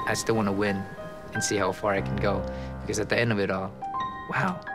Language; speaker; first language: English; early bilingual, other home language; Cebuano